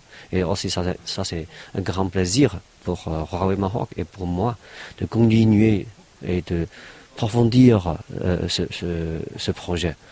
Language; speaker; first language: French; non-native, fluent; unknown